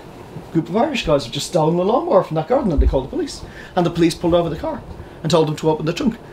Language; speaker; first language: English; native; English